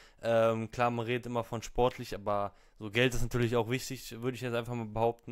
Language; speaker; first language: German; native; German